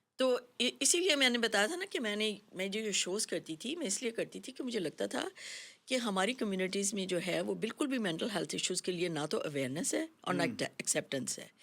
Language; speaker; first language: Urdu; native; Urdu